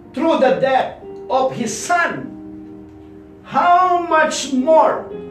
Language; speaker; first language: English; non-native, local second language; Filipino